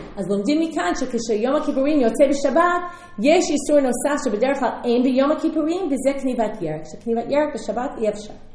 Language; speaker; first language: Hebrew; native; Hebrew